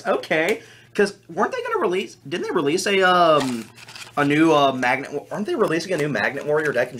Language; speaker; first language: English; native; English